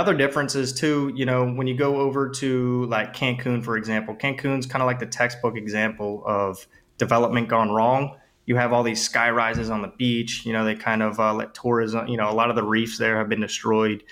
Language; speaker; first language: English; native; English